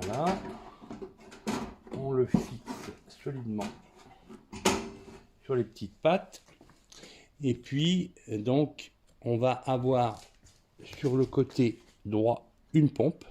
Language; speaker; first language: French; native; French